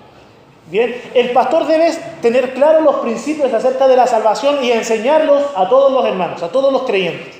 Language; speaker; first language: Spanish; native; Spanish